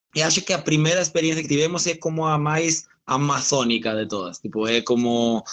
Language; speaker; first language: Portuguese; non-native, learner; Spanish